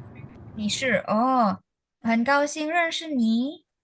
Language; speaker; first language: Chinese; non-native, fluent; Indonesian